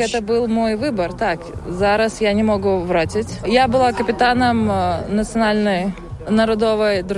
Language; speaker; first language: Polish; non-native, learner; Russian